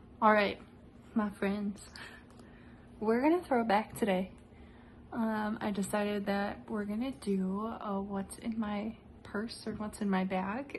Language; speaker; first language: English; native; English